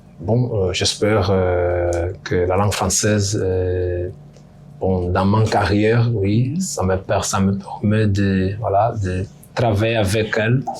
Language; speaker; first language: French; non-native, learner; Portuguese